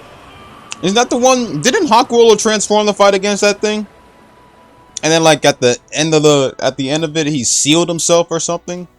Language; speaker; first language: English; native; English